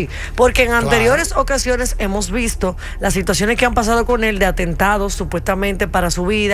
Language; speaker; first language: Spanish; native; Spanish